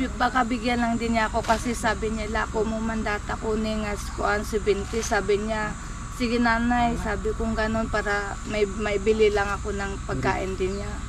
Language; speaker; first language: Filipino; non-native, local second language; Iloko